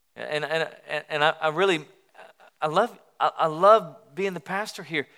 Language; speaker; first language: English; native; English